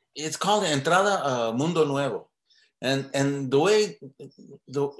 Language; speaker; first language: English; native; English